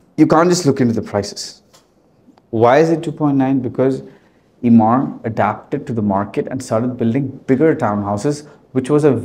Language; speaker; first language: English; early bilingual, heritage; Arabic